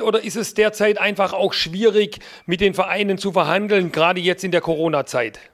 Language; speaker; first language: German; native; German